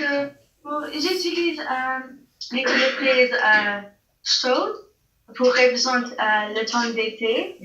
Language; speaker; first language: French; non-native, learner; English